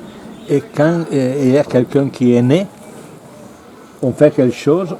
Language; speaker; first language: French; non-native, learner; Italian